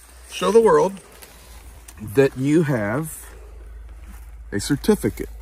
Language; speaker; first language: English; native; English